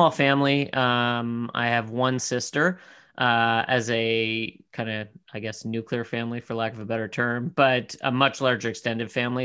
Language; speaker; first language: English; native; English